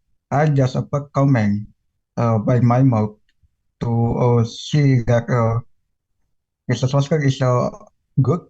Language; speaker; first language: English; non-native, learner; Indonesian